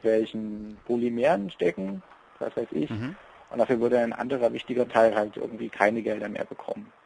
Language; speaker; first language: German; native; German